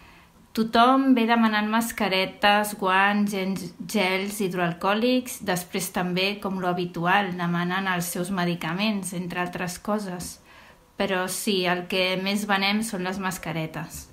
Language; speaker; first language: Catalan; native; Catalan